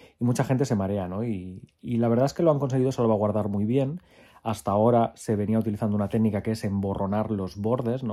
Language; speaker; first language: Spanish; native; Spanish